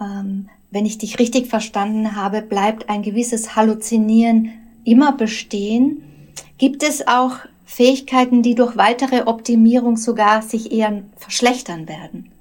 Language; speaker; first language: German; native; German